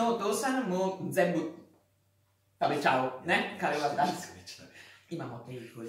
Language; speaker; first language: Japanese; non-native, learner; Italian